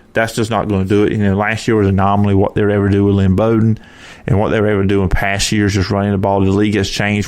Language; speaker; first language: English; native; English